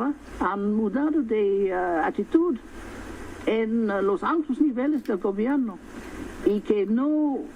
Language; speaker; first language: Spanish; non-native, fluent; English